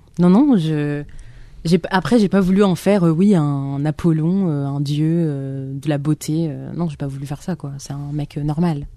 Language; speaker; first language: French; non-native, local second language; Arabic